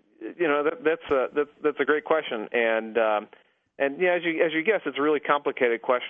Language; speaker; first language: English; native; English